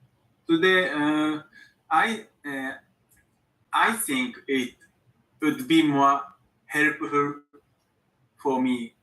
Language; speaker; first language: English; non-native, learner; Japanese